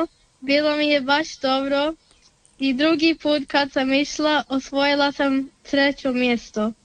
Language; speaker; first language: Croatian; early bilingual, heritage; Serbian